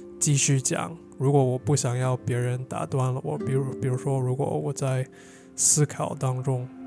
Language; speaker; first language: Chinese; non-native, fluent; English